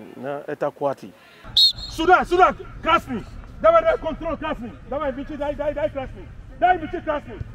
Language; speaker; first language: Russian; non-native, learner; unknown